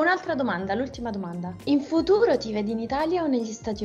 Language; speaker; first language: Italian; native; Italian